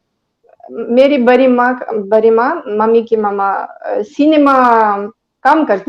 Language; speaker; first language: Hindi; non-native, learner; Greek